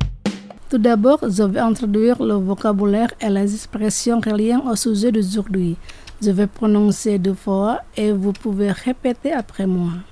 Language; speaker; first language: French; non-native, fluent; Indonesian